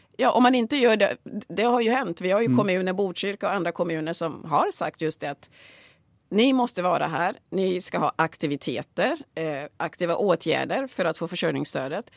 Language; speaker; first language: Swedish; early bilingual, other home language; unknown